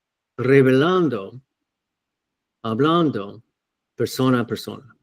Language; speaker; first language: Spanish; non-native, fluent; English